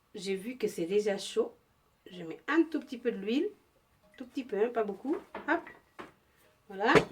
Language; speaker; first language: French; non-native, learner; Indonesian